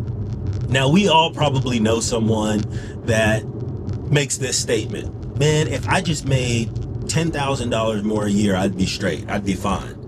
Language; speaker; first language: English; native; English